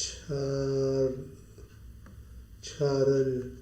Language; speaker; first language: Korean; non-native, learner; Hindi